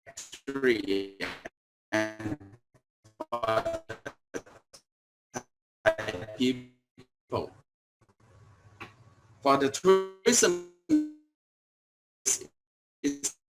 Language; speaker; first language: English; non-native, learner; Thai